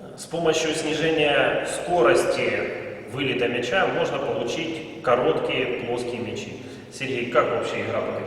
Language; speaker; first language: Russian; native; Russian